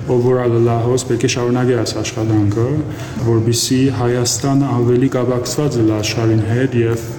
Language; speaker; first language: Armenian; early bilingual, heritage; Armenian